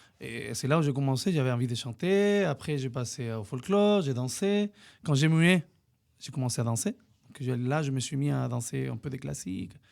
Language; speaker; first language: French; non-native, fluent; Spanish